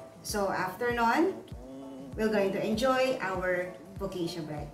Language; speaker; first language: English; non-native, local second language; Filipino